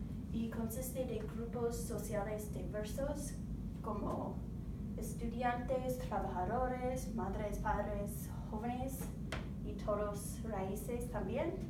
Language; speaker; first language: Spanish; non-native, learner; English